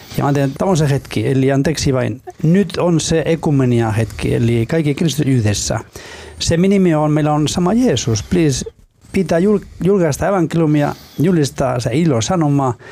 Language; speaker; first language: Finnish; non-native, fluent; Spanish